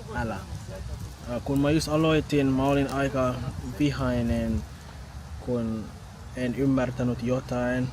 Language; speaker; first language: Finnish; non-native, fluent; English